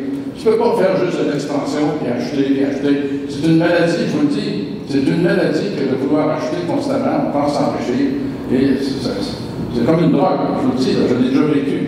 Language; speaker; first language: French; native; French